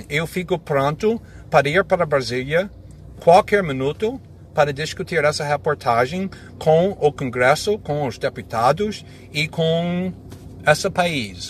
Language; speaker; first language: Portuguese; non-native, fluent; English